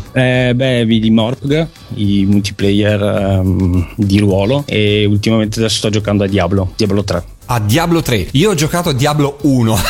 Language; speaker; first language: Italian; native; Italian